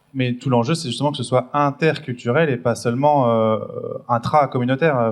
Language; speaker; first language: French; native; French